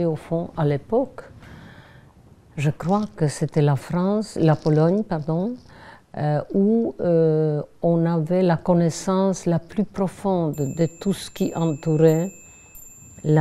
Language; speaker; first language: French; non-native, fluent; Polish